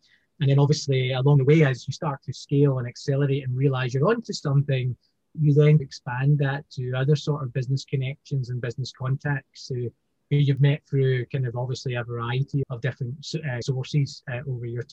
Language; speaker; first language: English; native; English